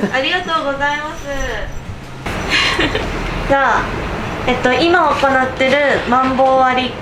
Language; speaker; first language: Japanese; native; Japanese